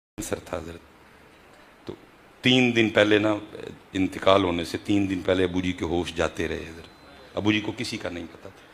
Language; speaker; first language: Urdu; non-native, local second language; Punjabi